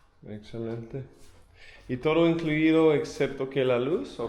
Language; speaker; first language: Spanish; non-native, learner; English